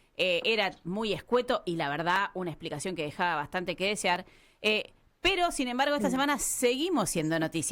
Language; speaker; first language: Spanish; native; Spanish